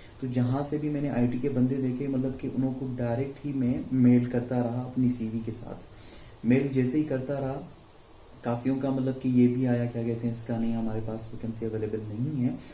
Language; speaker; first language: Urdu; non-native, local second language; Sindhi